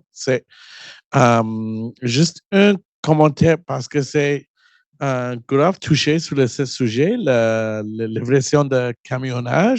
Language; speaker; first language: French; non-native, learner; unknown